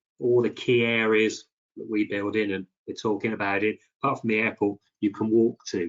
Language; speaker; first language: English; native; English